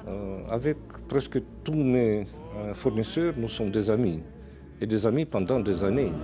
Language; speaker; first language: French; non-native, fluent; Russian